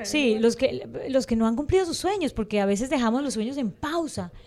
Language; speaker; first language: Spanish; native; Spanish